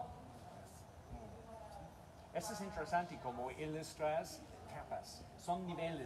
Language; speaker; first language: Spanish; non-native, learner; English